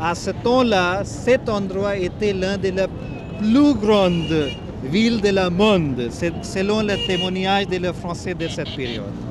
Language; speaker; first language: French; non-native, fluent; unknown